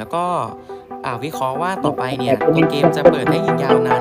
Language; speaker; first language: Thai; native; Thai